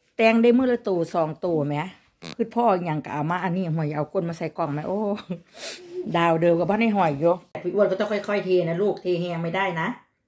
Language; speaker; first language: Thai; native; Thai